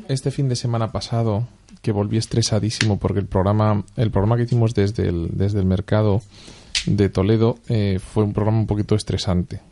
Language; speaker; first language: Spanish; native; Spanish